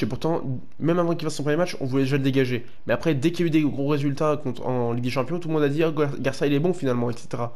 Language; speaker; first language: French; native; French